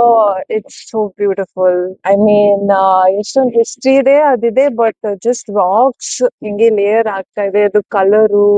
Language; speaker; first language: Kannada; early bilingual, heritage; Kannada